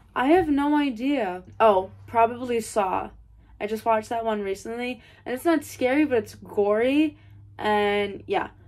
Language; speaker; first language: English; native; English